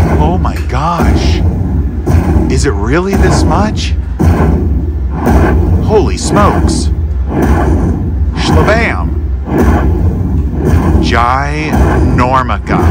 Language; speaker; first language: English; native; English